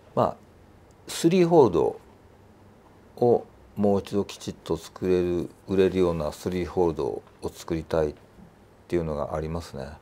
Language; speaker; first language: Japanese; native; Japanese